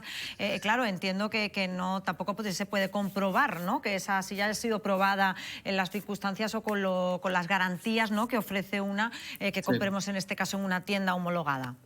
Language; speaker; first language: Spanish; native; Spanish